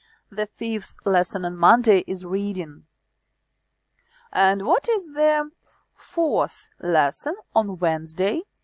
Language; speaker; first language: English; non-native, fluent; Ukrainian